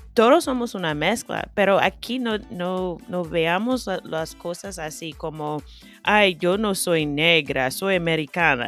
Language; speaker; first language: Spanish; non-native, fluent; English